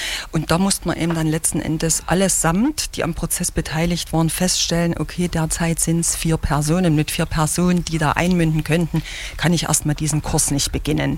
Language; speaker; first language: German; native; German